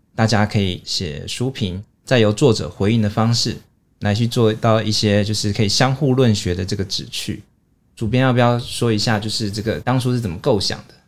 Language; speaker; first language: Chinese; native; Chinese